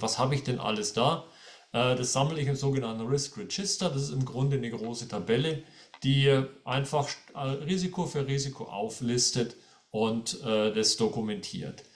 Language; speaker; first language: German; native; German